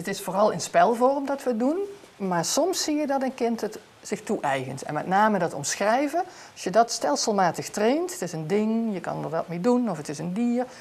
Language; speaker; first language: Dutch; native; Dutch